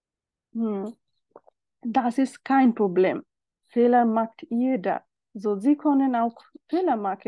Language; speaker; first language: German; non-native, fluent; Bangla